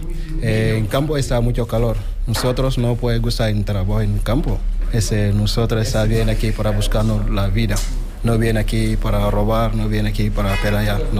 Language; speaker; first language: Spanish; non-native, learner; Wolof